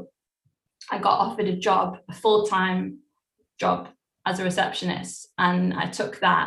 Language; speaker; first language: English; native; English